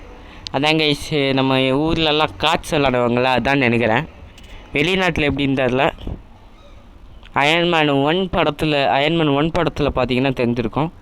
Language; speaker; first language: Tamil; native; Tamil